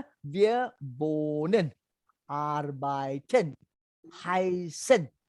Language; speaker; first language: German; non-native, learner; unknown